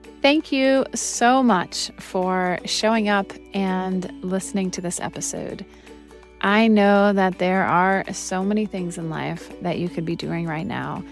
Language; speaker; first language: English; native; English